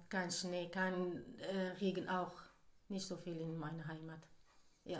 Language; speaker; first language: German; non-native, learner; Kurdish